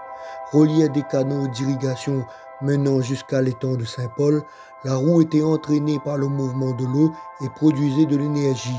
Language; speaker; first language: French; non-native, local second language; Réunion Creole French